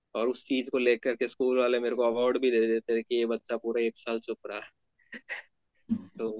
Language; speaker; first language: Hindi; native; Hindi